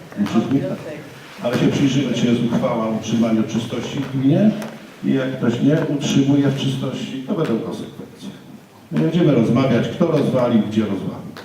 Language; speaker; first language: Polish; native; Polish